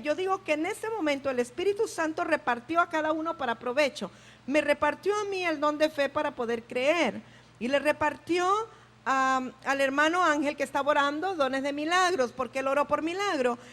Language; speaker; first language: Spanish; native; Spanish